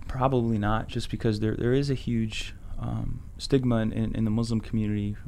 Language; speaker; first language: English; native; English